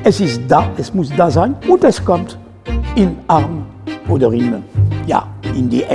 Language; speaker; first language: German; non-native, learner; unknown